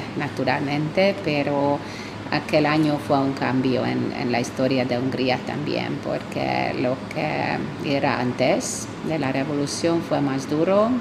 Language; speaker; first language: Spanish; non-native, fluent; Hungarian